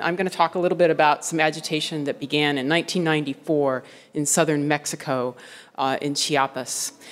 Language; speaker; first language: English; native; English